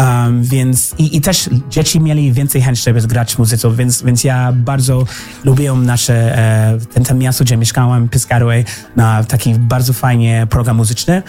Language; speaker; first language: Polish; early bilingual, heritage; English